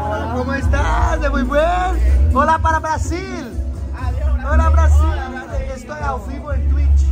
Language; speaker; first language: Portuguese; native; Portuguese